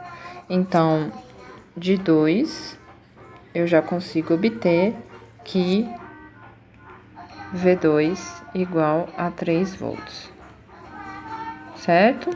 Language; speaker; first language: Portuguese; native; Portuguese